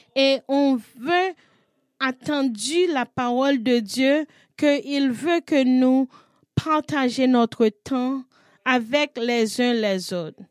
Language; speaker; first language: French; non-native, learner; English